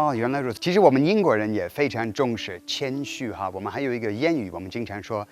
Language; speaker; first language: Chinese; non-native, fluent; English